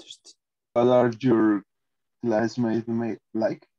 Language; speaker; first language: English; non-native, learner; Spanish